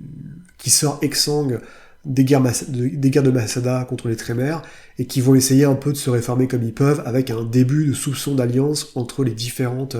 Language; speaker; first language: French; native; French